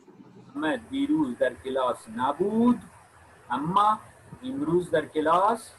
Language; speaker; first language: Persian; non-native, fluent; Urdu